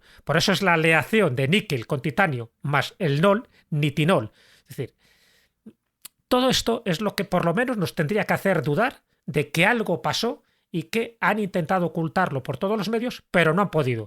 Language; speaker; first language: Spanish; native; Spanish